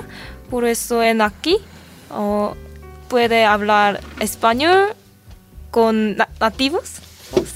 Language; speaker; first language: Spanish; non-native, learner; Korean